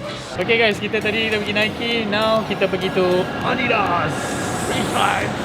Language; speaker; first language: Malay; native; Malay